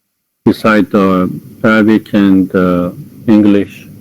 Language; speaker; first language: English; non-native, fluent; Persian